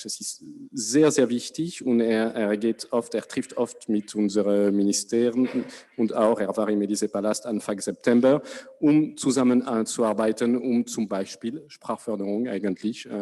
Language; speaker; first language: German; non-native, fluent; French